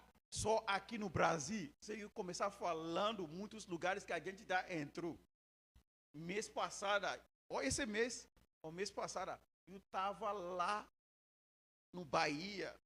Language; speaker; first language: Portuguese; non-native, learner; Yoruba